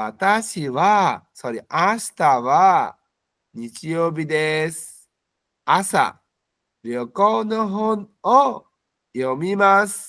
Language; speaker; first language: Japanese; non-native, fluent; Bangla